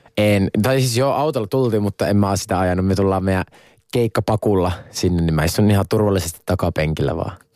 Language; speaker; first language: Finnish; non-native, local second language; Swedish